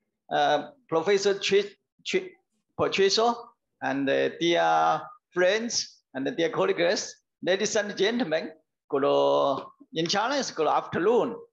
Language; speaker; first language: English; non-native, learner; Chinese